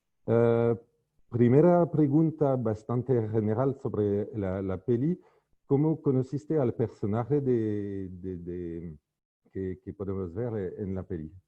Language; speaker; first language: Spanish; non-native, fluent; French